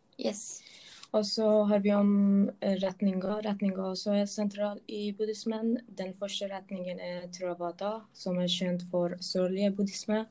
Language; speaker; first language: Norwegian; non-native, local second language; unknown